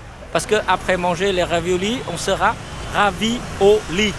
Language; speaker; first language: French; non-native, fluent; Vietnamese